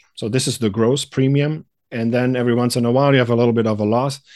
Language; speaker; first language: English; non-native, fluent; German